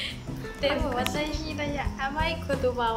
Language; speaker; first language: Japanese; non-native, learner; Burmese